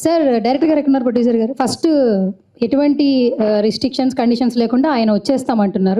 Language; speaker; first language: Telugu; native; Telugu